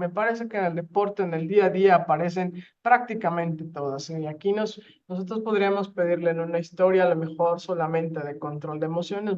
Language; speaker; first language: Spanish; native; Spanish